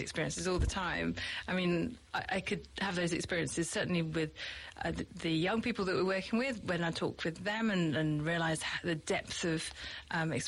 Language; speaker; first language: English; native; English